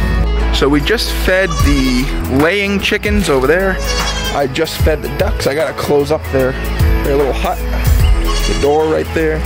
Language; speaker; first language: English; native; English